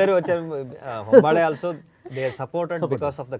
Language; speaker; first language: Telugu; non-native, learner; Kannada